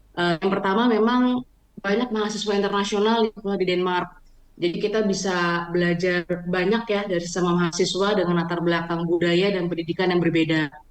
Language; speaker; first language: Indonesian; native; Indonesian